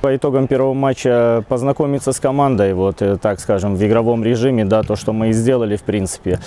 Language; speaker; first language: Russian; native; Russian